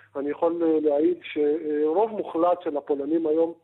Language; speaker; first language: Hebrew; native; Hebrew